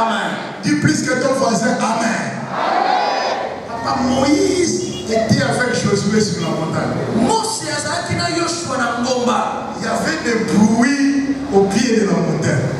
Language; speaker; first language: French; non-native, local second language; Lingala